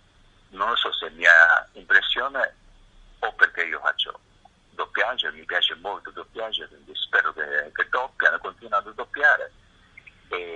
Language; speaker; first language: Italian; non-native, fluent; Japanese